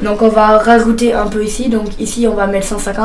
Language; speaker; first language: French; native; French